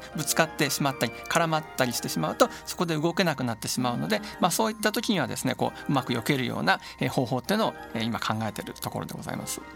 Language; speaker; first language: Japanese; native; Japanese